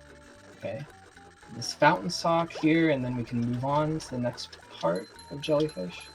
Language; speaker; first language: English; native; English